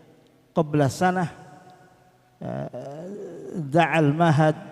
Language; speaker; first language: Arabic; non-native, fluent; Indonesian